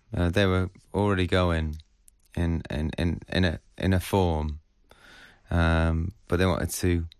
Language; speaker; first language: English; native; English